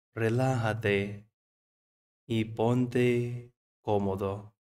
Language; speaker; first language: Spanish; non-native, fluent; English